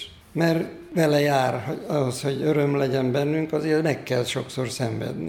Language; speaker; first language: Hungarian; native; Hungarian